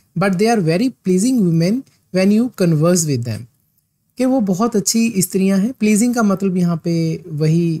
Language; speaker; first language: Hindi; non-native, local second language; Punjabi